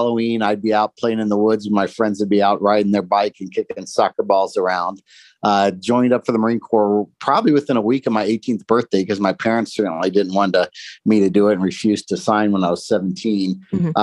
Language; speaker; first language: English; native; English